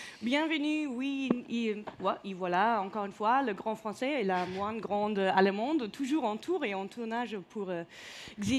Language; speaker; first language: French; non-native, fluent; German